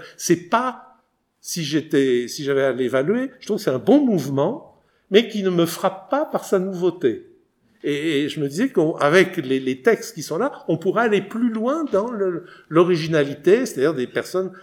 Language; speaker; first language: French; native; French